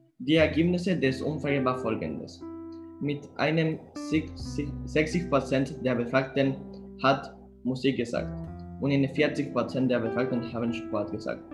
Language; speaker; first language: German; non-native, learner; Spanish